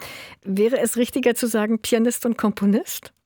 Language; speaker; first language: German; native; German